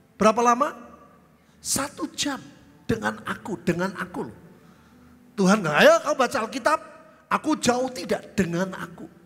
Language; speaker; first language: Indonesian; native; Indonesian